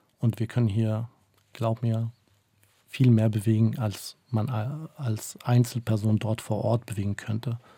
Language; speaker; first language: German; early bilingual, other home language; Kurdish